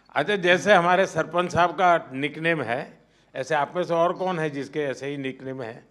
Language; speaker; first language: Hindi; non-native, local second language; Gujarati